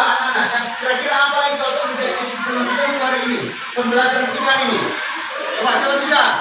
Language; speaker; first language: Indonesian; native; Indonesian